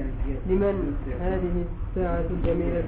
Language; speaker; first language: Arabic; non-native, learner; French